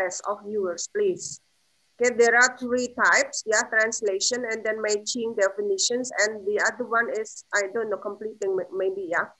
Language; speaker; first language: English; non-native, fluent; Indonesian